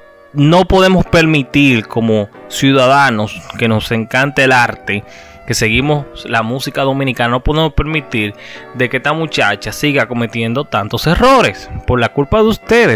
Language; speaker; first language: Spanish; native; Spanish